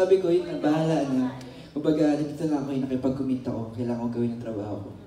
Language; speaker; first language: Filipino; native; Filipino